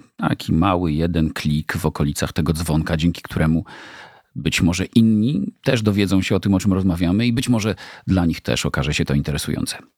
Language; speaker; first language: Polish; native; Polish